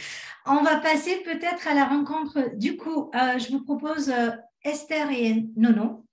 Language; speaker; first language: French; native; French